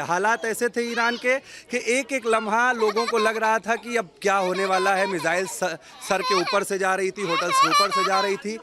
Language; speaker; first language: Hindi; native; Hindi